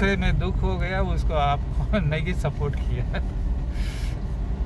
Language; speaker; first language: Hindi; non-native, local second language; Malayalam